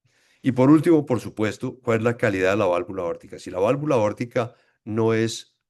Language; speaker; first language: Spanish; native; Spanish